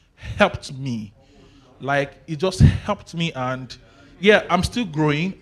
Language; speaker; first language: English; non-native, local second language; Yoruba